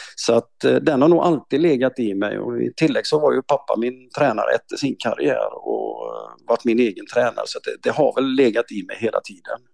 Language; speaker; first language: Swedish; native; Swedish